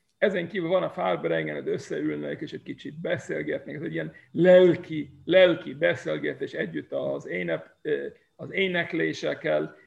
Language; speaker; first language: Hungarian; early bilingual, heritage; Hungarian